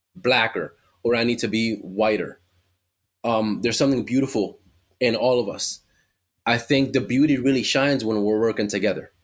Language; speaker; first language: English; early bilingual, other home language; Spanish